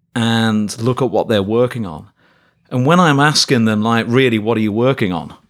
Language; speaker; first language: English; native; English